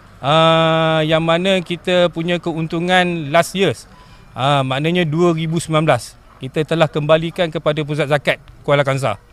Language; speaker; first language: Malay; native; Malay